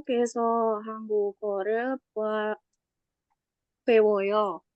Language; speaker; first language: Korean; non-native, learner; Indonesian